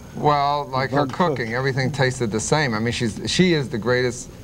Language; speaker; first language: English; native; English